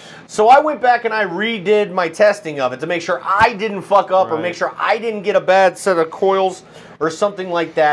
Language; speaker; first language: English; native; English